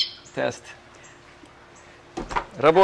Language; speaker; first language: Russian; non-native, fluent; English